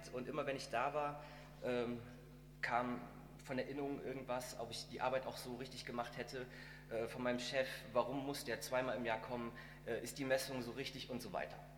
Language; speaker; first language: German; native; German